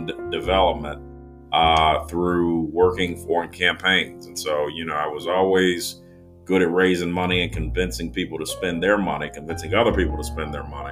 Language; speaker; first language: English; native; English